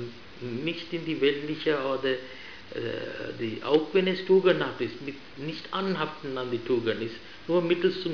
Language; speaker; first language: German; non-native, fluent; Sinhala